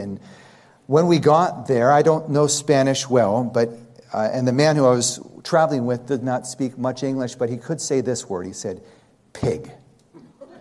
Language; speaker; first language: English; native; English